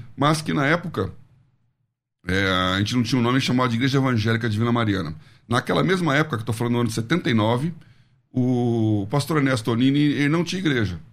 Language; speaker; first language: Portuguese; native; Portuguese